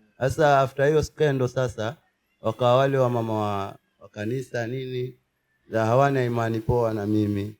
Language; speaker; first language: Swahili; native; Swahili